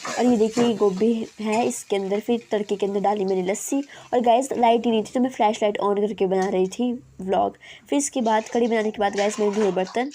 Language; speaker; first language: Hindi; native; Hindi